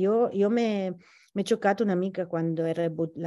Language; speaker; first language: Catalan; non-native, fluent; Italian